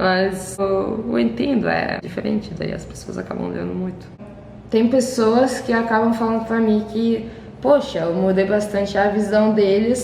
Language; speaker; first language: Portuguese; non-native, fluent; Arabic